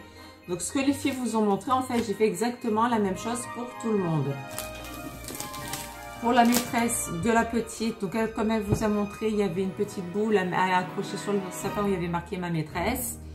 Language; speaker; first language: French; native; French